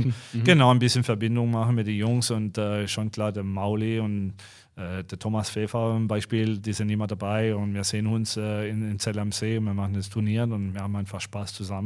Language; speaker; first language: German; non-native, fluent; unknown